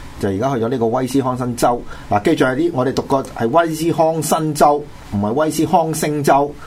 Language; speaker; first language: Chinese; non-native, local second language; Cantonese